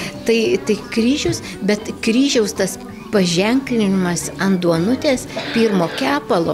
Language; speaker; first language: Lithuanian; native; Lithuanian